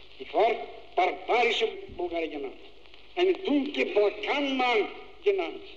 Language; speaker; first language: German; non-native, fluent; Bulgarian